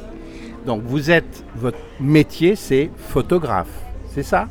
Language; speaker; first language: French; native; French